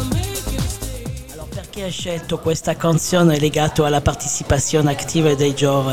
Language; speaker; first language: Italian; non-native, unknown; French